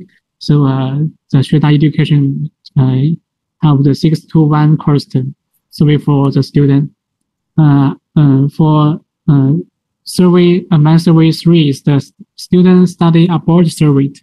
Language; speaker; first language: English; non-native, learner; Chinese